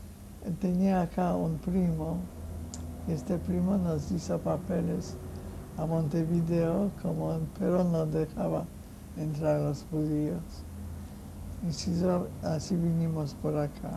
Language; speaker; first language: Spanish; non-native, fluent; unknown